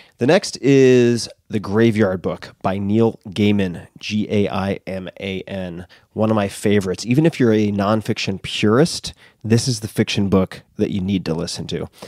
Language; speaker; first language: English; native; English